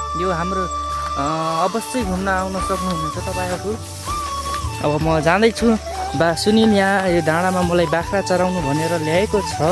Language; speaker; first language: Nepali; non-native, local second language; Rana Tharu